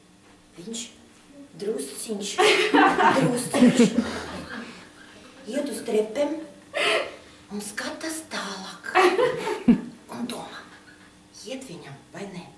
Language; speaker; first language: Latvian; non-native, local second language; Russian